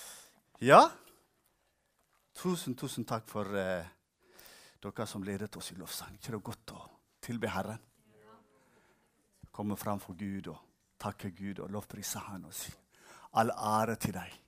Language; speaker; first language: Norwegian; non-native, fluent; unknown